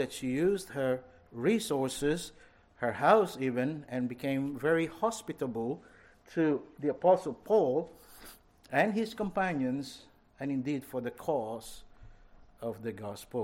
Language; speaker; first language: English; non-native, local second language; Filipino